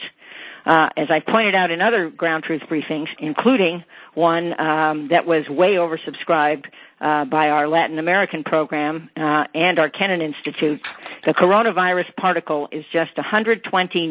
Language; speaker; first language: English; native; English